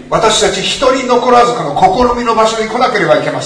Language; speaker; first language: Japanese; native; Japanese